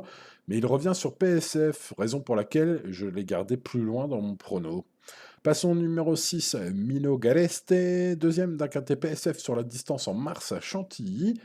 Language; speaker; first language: French; native; French